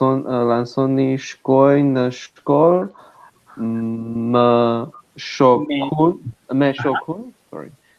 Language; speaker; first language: Albanian; non-native, learner; Chinese